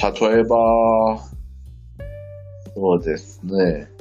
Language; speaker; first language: Japanese; non-native, learner; Persian